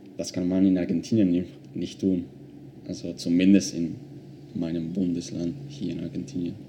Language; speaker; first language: German; non-native, fluent; Spanish